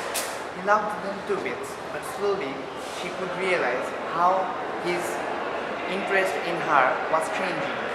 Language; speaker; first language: English; non-native, local second language; Bangla